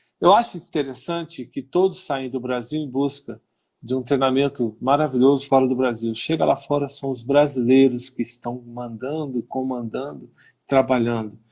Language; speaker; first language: Portuguese; native; Portuguese